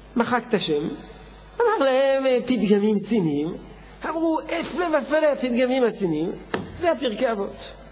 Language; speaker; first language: Hebrew; non-native, fluent; French